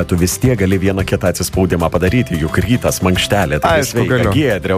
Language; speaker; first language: Lithuanian; native; Lithuanian